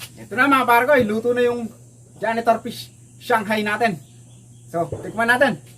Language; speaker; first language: Filipino; non-native, local second language; Pampanga